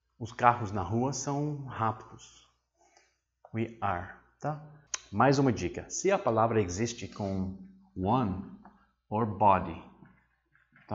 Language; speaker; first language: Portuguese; non-native, fluent; English